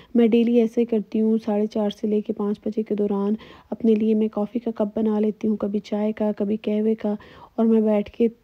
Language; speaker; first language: Urdu; native; Urdu